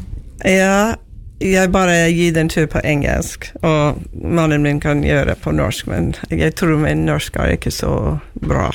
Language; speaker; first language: Norwegian; non-native, learner; English